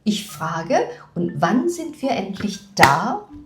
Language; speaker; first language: German; non-native, fluent; Korean